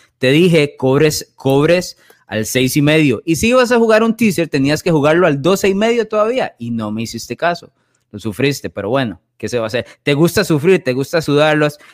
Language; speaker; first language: Spanish; native; Spanish